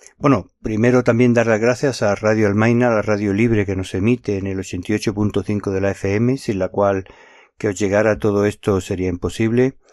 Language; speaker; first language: Spanish; native; Spanish